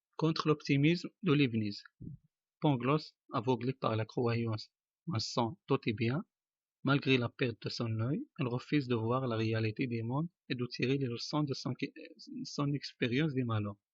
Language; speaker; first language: French; non-native, local second language; Arabic